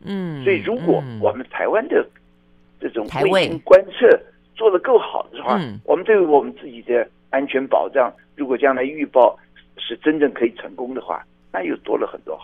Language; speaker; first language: Chinese; native; Chinese